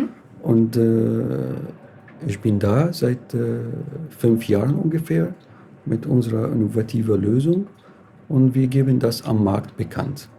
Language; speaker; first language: German; non-native, fluent; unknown